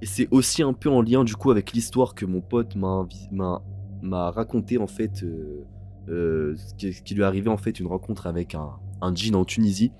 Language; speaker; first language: French; native; French